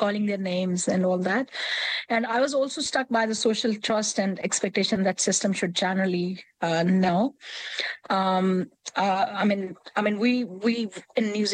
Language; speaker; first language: English; non-native, local second language; Punjabi